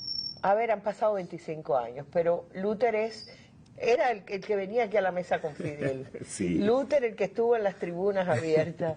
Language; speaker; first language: Spanish; native; Spanish